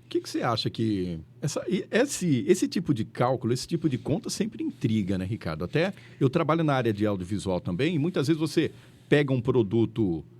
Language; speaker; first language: Portuguese; native; Portuguese